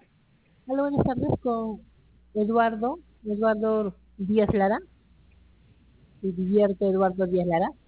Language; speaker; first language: Spanish; native; Spanish